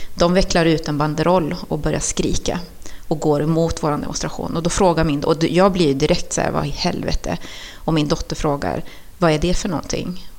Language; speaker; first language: Swedish; early bilingual, other home language; Spanish